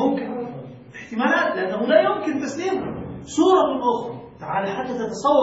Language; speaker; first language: Arabic; native; Arabic